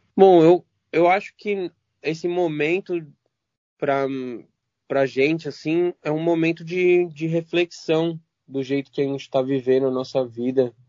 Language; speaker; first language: Portuguese; early bilingual, other home language; Arabic